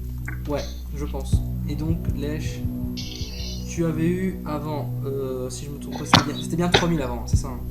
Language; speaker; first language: French; native; French